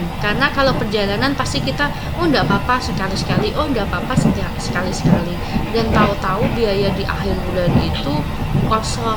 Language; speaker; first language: Indonesian; non-native, local second language; Javanese